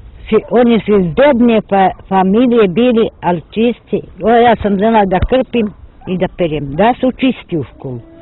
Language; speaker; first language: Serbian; non-native, local second language; Romany